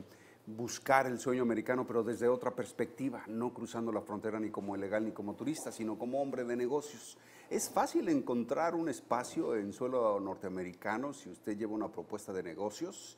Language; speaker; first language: Spanish; native; Spanish